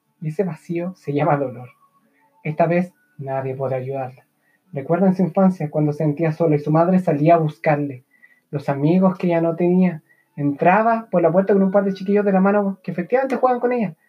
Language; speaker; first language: Spanish; native; Spanish